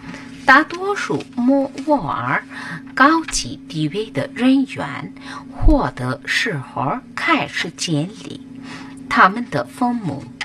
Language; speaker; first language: Chinese; non-native, learner; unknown